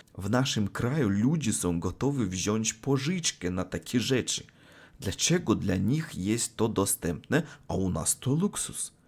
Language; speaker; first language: Polish; non-native, learner; Russian